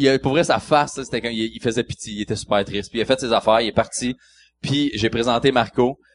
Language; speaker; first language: French; native; French